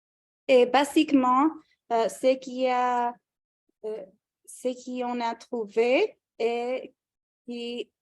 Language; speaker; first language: French; non-native, fluent; Spanish